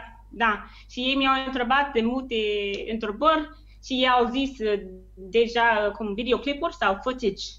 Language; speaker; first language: Romanian; non-native, learner; English